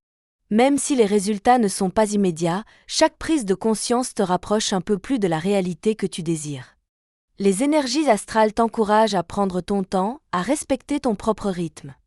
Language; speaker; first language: French; native; French